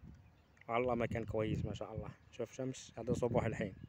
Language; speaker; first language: Arabic; non-native, learner; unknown